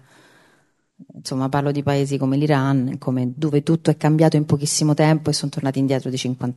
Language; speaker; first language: Italian; native; Italian